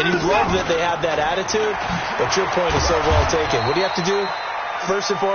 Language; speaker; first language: English; native; English